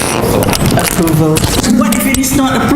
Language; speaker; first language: English; non-native, local second language; Malay